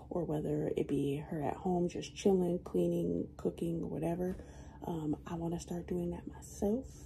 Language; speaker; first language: English; native; English